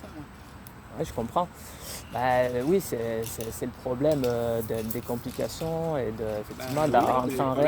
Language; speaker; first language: French; native; French